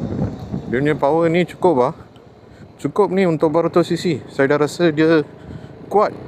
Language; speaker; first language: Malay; non-native, local second language; Tamil